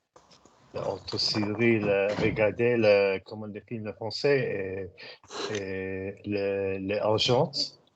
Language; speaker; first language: French; non-native, learner; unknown